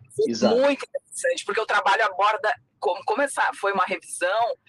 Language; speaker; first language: Portuguese; native; Portuguese